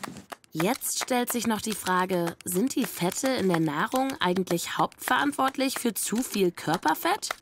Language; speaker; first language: German; native; German